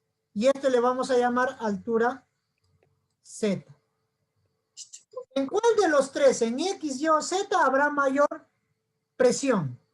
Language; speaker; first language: Spanish; native; Spanish